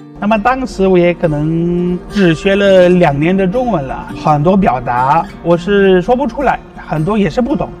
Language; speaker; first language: Chinese; non-native, fluent; Bulgarian